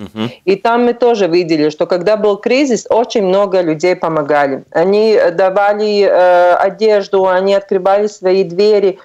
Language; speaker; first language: Russian; non-native, local second language; Latvian